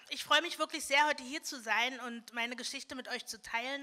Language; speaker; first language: German; early bilingual, other home language; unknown